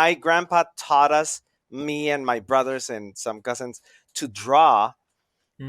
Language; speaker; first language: English; non-native, fluent; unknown